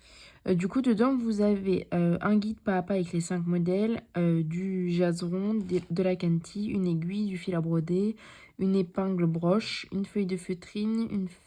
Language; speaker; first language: French; native; French